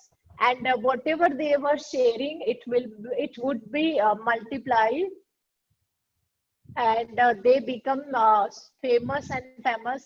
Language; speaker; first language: English; non-native, fluent; Hindi